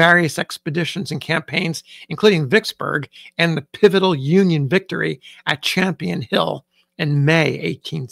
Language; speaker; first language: English; native; English